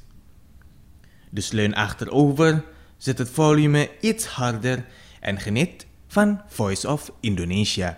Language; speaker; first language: Dutch; non-native, fluent; Indonesian